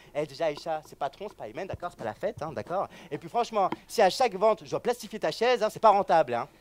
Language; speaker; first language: French; native; French